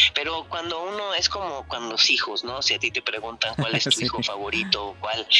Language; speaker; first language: Spanish; native; Spanish